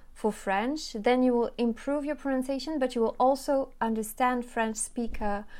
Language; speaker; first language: English; non-native, fluent; French